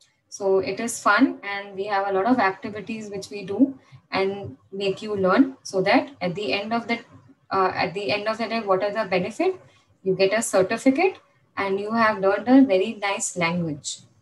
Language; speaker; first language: English; non-native, local second language; Marathi